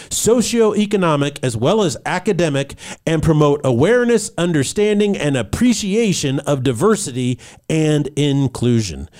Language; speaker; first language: English; native; English